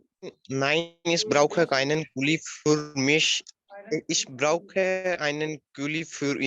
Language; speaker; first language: German; non-native, learner; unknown